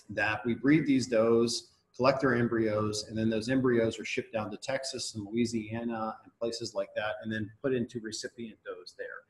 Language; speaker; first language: English; native; English